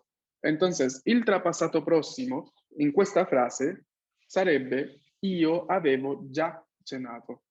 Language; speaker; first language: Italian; non-native, fluent; Spanish